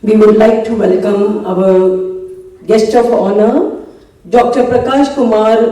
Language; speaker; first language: English; non-native, local second language; Marathi